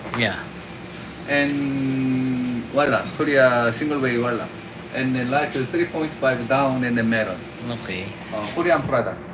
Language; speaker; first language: English; non-native, learner; Korean